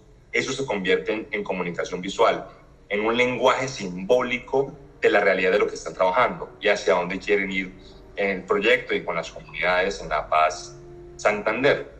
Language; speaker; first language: Spanish; native; Spanish